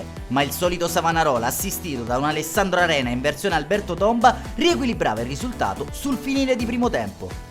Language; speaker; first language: Italian; native; Italian